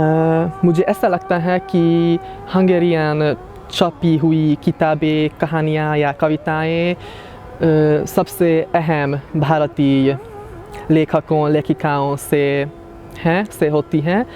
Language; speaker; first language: Hindi; non-native, fluent; Hungarian